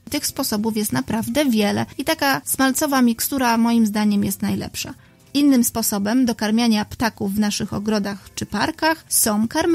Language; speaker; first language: Polish; native; Polish